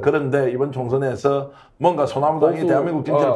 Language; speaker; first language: Korean; native; Korean